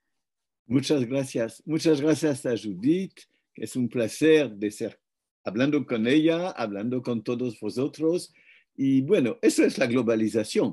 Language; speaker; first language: Spanish; non-native, fluent; French